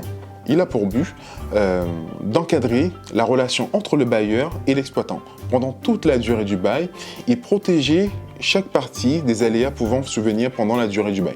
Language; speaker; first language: French; native; French